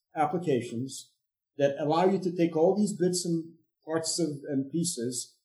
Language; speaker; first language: English; non-native, fluent; Arabic